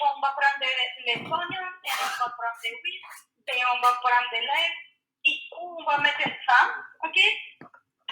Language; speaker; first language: French; non-native, learner; Spanish